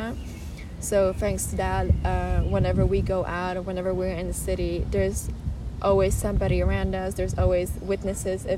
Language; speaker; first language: English; non-native, fluent; Polish